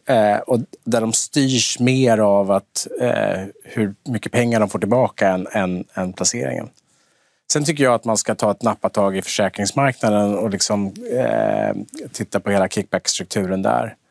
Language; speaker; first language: Swedish; native; Swedish